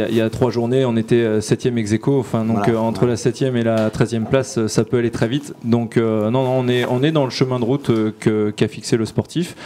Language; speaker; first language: French; native; French